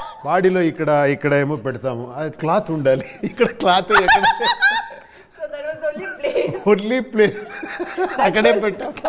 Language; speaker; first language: Telugu; non-native, local second language; Kannada